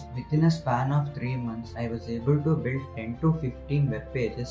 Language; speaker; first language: English; non-native, local second language; Telugu